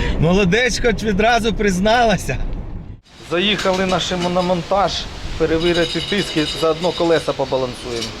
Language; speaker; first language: Ukrainian; non-native, local second language; Russian